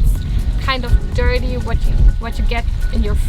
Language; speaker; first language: English; non-native, fluent; German